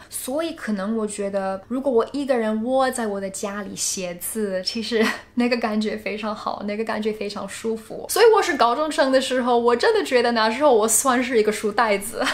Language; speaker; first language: Chinese; non-native, fluent; English